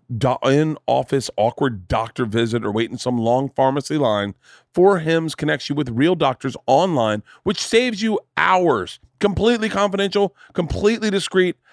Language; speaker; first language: English; native; English